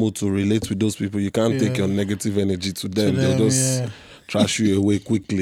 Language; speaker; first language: English; non-native, local second language; Igbo